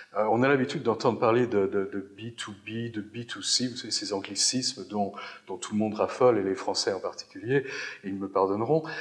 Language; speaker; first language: French; native; French